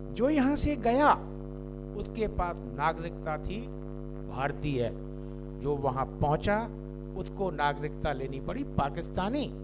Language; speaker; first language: Hindi; non-native, local second language; Punjabi